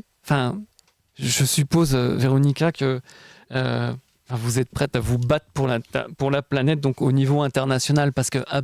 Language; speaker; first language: French; native; French